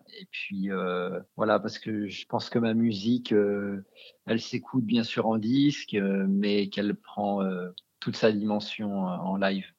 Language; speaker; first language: French; native; French